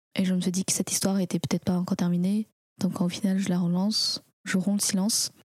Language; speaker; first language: French; early bilingual, other home language; Chinese